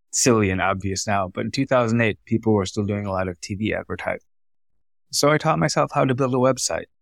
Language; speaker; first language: English; early bilingual, other home language; Vietnamese